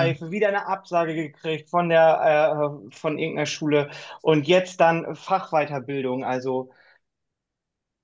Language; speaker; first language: German; native; German